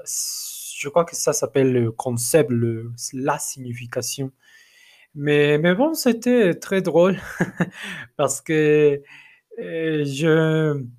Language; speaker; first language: French; non-native, learner; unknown